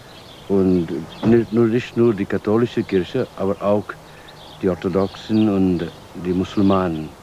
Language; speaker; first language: German; non-native, learner; Albanian